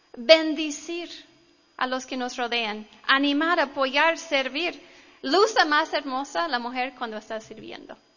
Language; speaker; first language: Spanish; non-native, fluent; English